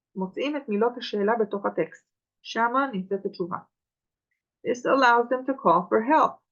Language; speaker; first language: Hebrew; native; Hebrew